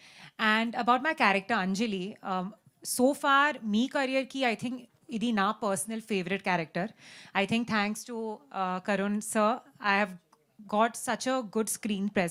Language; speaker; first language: Telugu; non-native, learner; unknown